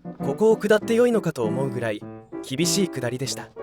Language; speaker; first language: Japanese; native; Japanese